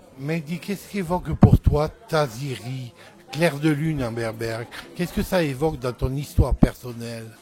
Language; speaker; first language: French; native; French